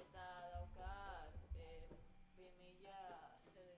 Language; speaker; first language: Basque; non-native, local second language; Spanish